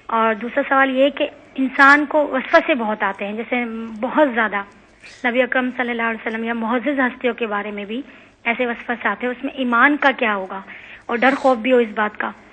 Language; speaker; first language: Urdu; native; Urdu